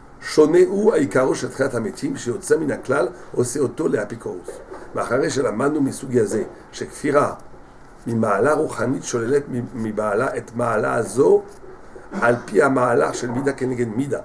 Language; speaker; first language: Hebrew; non-native, fluent; French